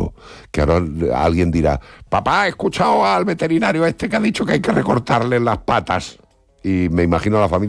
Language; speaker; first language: Spanish; native; Spanish